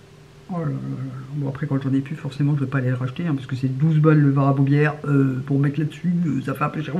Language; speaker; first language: French; native; French